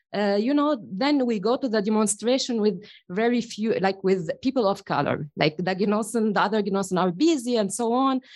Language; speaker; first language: English; non-native, fluent; Arabic